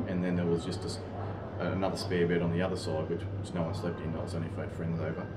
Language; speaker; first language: English; native; English